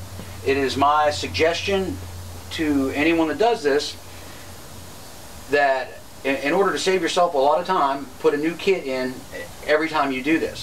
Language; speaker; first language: English; native; English